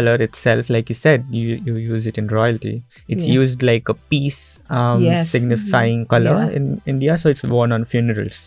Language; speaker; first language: English; non-native, local second language; Marathi